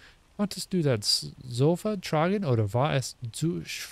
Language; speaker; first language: German; non-native, learner; English